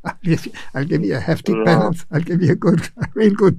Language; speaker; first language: English; native; English